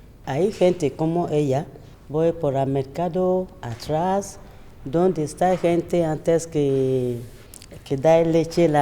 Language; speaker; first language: Spanish; non-native, learner; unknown